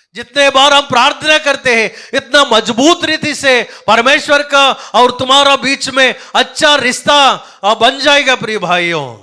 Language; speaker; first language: Hindi; non-native, local second language; Telugu